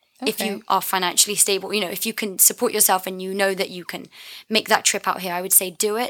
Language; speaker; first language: English; native; English